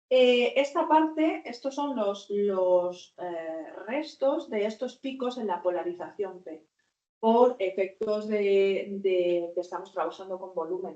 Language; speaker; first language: Spanish; native; Spanish